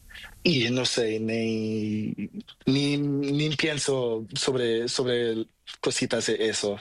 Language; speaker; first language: Spanish; non-native, learner; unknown